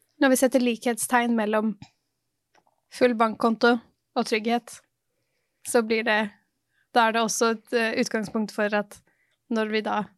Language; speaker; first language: Norwegian; native; Norwegian